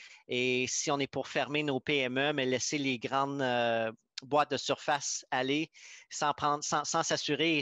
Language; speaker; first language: French; native; French